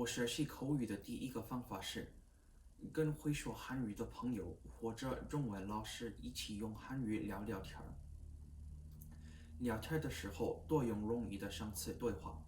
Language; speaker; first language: Chinese; non-native, learner; Korean